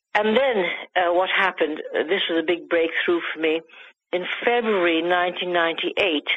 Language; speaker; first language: English; native; English